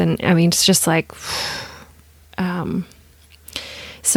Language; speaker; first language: English; native; English